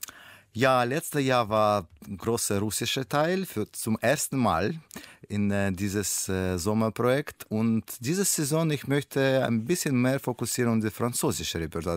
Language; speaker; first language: German; non-native, learner; Russian